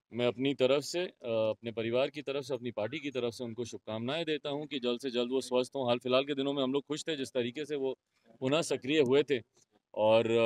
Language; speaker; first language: Hindi; native; Hindi